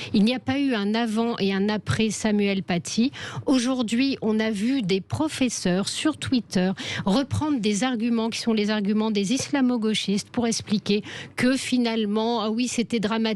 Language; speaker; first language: French; native; French